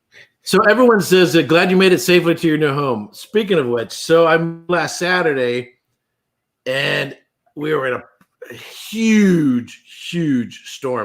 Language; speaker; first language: English; native; English